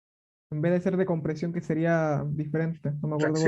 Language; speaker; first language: Spanish; native; Spanish